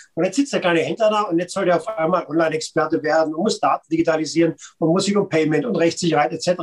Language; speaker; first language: German; native; German